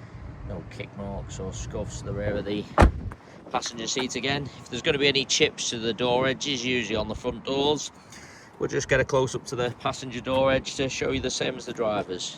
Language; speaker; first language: English; native; English